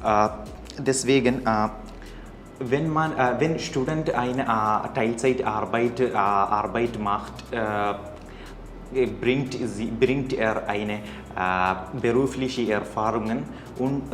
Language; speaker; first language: German; non-native, learner; Malayalam